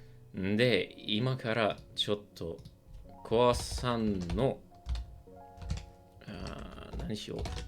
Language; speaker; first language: Japanese; non-native, learner; English